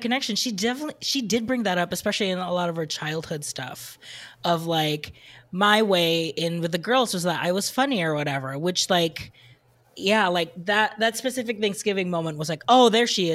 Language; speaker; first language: English; non-native, local second language; Filipino